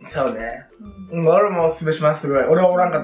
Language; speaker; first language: Japanese; native; Japanese